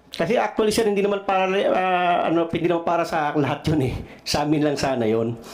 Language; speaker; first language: Filipino; non-native, local second language; Cebuano